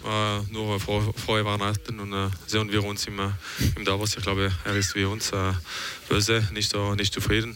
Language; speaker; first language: German; non-native, local second language; French